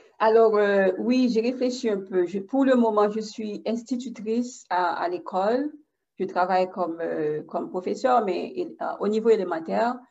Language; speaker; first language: French; non-native, local second language; Haitian Creole